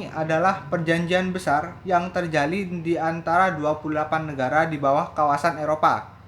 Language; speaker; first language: Indonesian; native; Indonesian